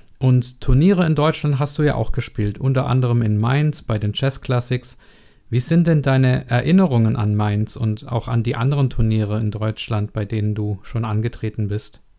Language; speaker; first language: German; non-native, learner; Czech